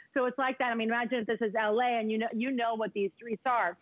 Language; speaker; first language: English; native; English